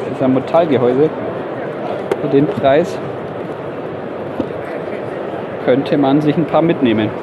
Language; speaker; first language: German; native; German